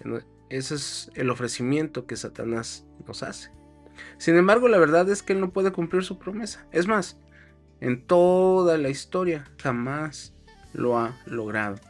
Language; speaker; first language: Spanish; native; Spanish